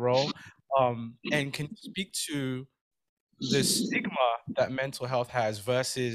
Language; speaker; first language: English; native; English